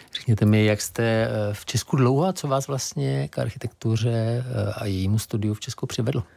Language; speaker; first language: Czech; native; Czech